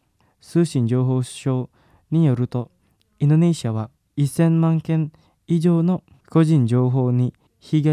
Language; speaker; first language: Japanese; non-native, fluent; Indonesian